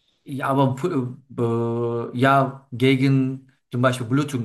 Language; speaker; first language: German; non-native, learner; Turkish